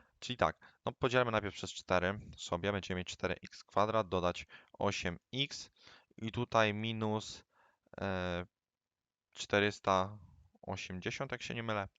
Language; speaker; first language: Polish; native; Polish